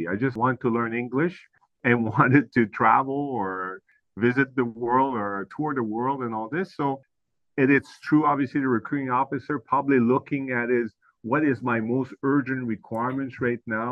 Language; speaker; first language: English; non-native, fluent; French